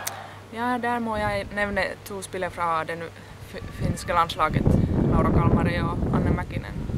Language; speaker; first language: Norwegian; non-native, fluent; Finnish